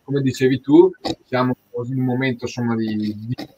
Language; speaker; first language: Italian; native; Italian